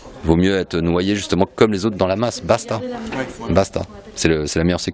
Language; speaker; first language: French; native; French